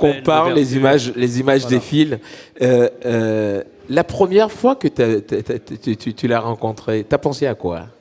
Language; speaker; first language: French; native; French